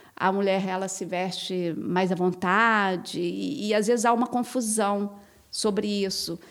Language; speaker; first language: Portuguese; native; Portuguese